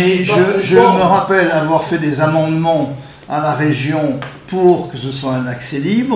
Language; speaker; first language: French; native; French